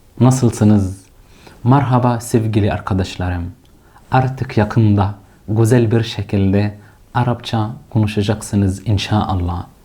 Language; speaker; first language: Turkish; non-native, fluent; Arabic